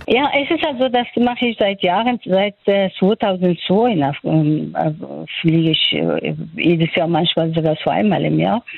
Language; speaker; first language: German; non-native, fluent; Persian